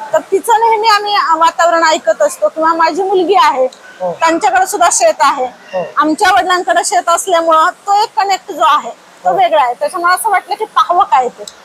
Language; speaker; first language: Marathi; native; Marathi